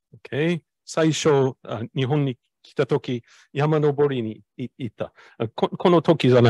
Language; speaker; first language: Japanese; non-native, learner; English